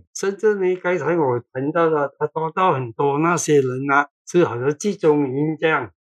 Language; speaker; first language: Chinese; non-native, local second language; Cantonese